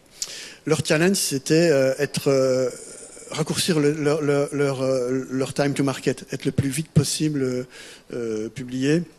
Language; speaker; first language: French; native; French